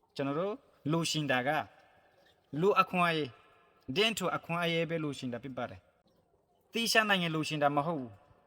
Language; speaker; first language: Burmese; non-native, local second language; Rohingya